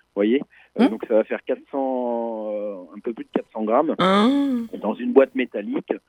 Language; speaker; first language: French; native; French